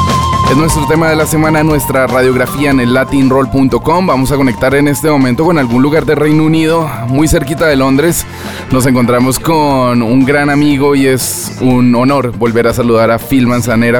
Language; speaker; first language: Spanish; native; Spanish